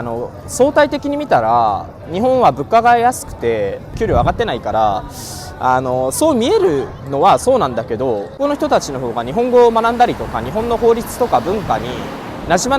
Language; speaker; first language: Japanese; native; Japanese